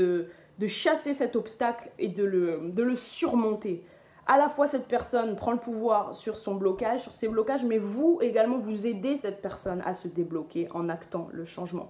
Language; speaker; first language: French; native; French